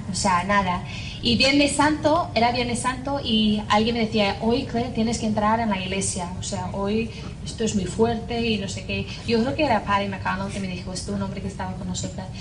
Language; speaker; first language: Spanish; non-native, fluent; English